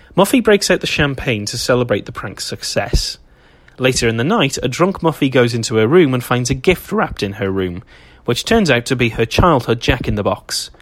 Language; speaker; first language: English; native; English